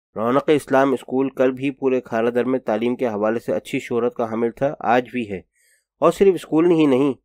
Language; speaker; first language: Urdu; native; Urdu